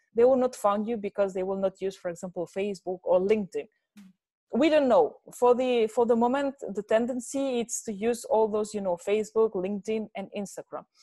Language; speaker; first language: English; non-native, fluent; Spanish